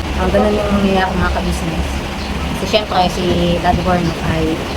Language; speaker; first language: Filipino; native; Filipino